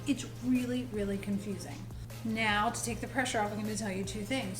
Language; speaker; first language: English; native; English